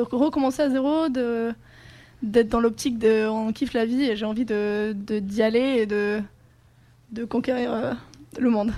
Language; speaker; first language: French; non-native, fluent; Spanish